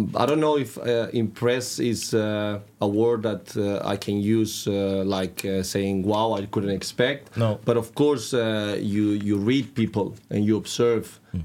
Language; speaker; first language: English; non-native, fluent; Spanish